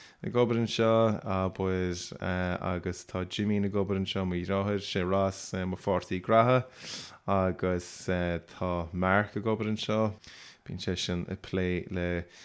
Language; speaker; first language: Irish; native; Irish